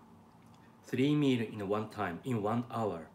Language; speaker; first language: English; non-native, learner; Japanese